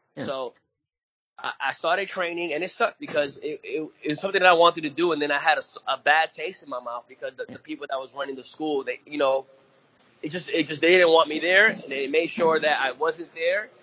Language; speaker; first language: English; native; English